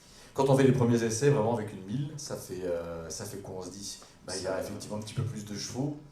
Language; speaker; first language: French; native; French